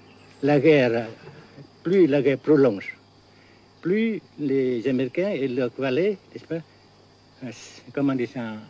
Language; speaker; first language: French; non-native, local second language; Vietnamese